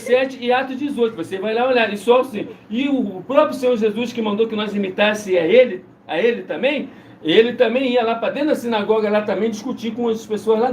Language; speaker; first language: Portuguese; native; Portuguese